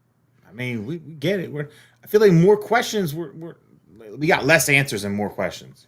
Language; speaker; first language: English; native; English